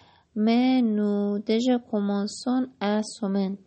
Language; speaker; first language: French; non-native, learner; Persian